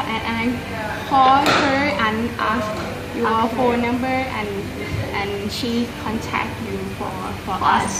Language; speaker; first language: English; non-native, learner; Thai